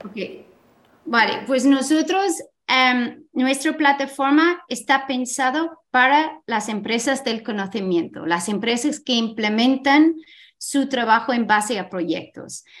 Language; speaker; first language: Spanish; non-native, fluent; English